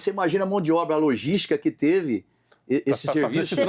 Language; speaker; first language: Portuguese; native; Portuguese